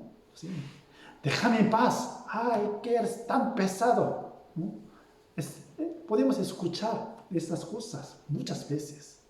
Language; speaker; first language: Spanish; non-native, fluent; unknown